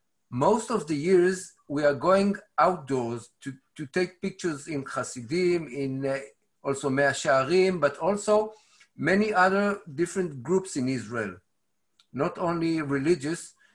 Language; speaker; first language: English; non-native, fluent; Hebrew